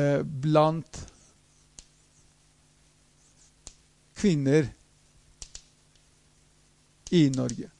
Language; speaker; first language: Norwegian; non-native, fluent; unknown